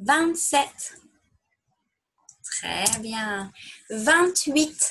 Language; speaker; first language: French; non-native, fluent; English